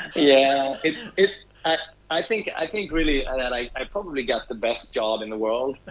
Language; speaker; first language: English; non-native, fluent; Swedish